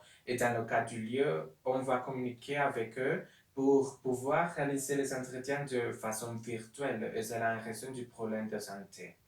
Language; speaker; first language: French; non-native, learner; Spanish